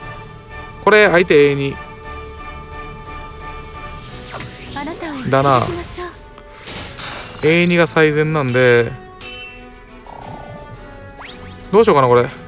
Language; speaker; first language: Japanese; native; Japanese